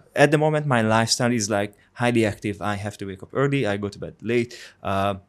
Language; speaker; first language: English; non-native, fluent; Hungarian